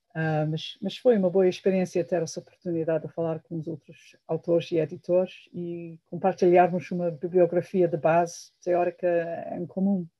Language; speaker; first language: Portuguese; non-native, fluent; English